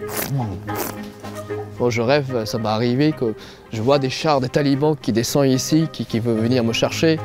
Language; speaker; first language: French; non-native, fluent; Persian